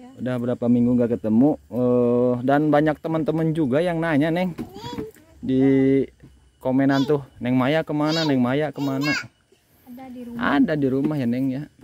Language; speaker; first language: Indonesian; non-native, local second language; Sundanese